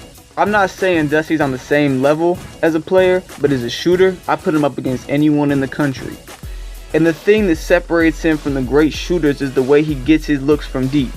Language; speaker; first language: English; native; English